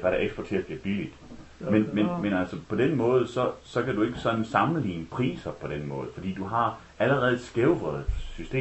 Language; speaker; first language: Danish; native; Danish